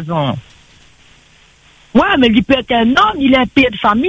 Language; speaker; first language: French; non-native, local second language; Réunion Creole French